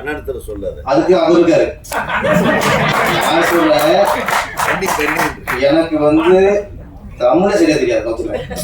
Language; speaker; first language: Tamil; native; Tamil